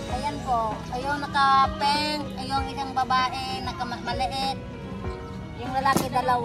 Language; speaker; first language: Filipino; non-native, local second language; Cebuano